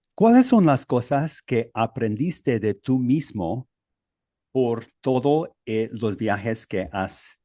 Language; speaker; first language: Spanish; non-native, learner; English